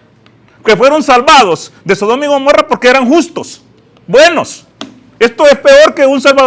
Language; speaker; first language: Spanish; native; Spanish